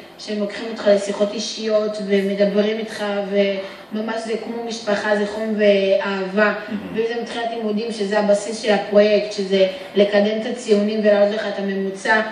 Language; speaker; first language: Hebrew; early bilingual, other home language; Amharic